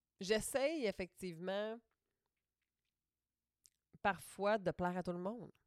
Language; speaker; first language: French; native; French